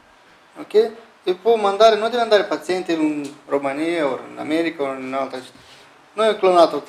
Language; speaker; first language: Italian; non-native, fluent; Romanian